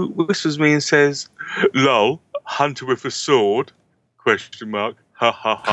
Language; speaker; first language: English; native; English